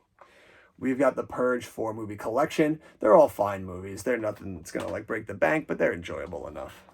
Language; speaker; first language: English; native; English